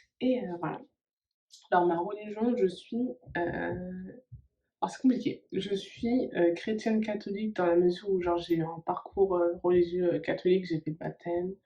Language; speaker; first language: French; early bilingual, other home language; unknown